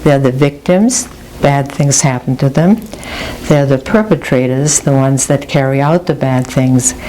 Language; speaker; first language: English; early bilingual, other home language; German